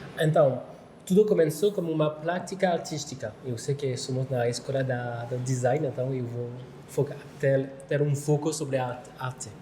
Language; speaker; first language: Portuguese; non-native, learner; French